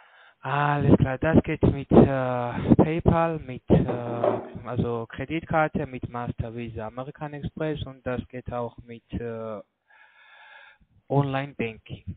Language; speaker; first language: German; non-native, learner; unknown